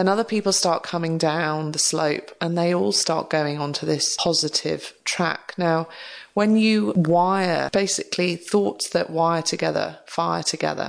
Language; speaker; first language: English; native; English